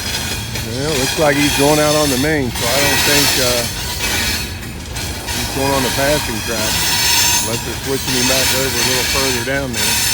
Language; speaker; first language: English; native; English